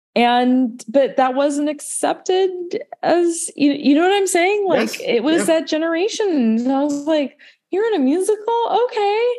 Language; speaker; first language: English; native; English